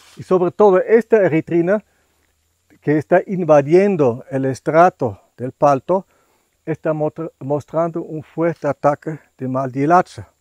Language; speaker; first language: Spanish; non-native, fluent; German